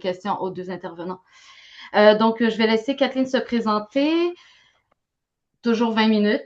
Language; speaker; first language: French; native; French